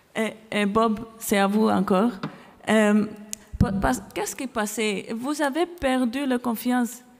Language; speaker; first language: French; non-native, learner; Dutch